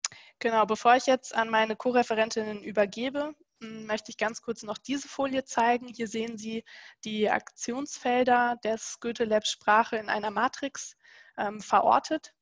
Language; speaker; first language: German; native; German